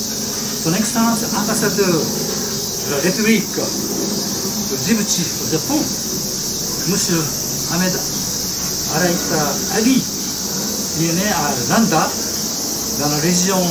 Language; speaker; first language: French; non-native, learner; Japanese